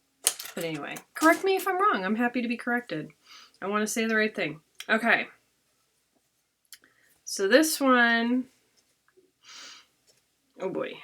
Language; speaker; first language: English; native; English